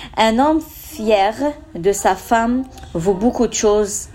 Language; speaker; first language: French; non-native, local second language; Arabic